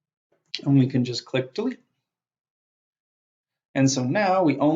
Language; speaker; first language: English; native; English